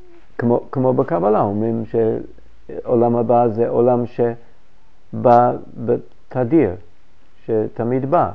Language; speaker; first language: Hebrew; non-native, fluent; English